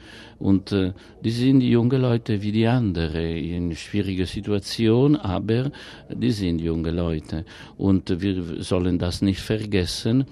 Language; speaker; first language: German; non-native, fluent; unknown